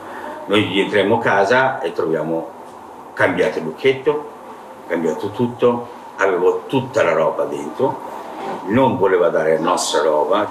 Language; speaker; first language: Italian; non-native, fluent; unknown